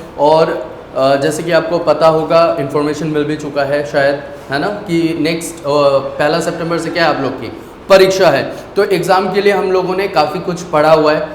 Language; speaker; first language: Hindi; native; Hindi